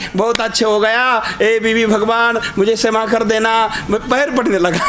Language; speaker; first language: Hindi; non-native, local second language; Marathi